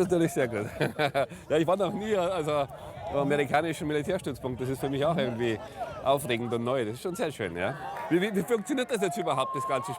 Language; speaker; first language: German; native; German